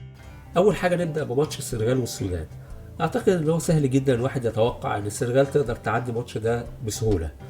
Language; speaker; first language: Arabic; native; Arabic